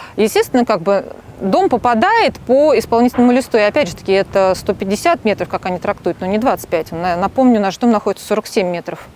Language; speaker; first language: Russian; native; Russian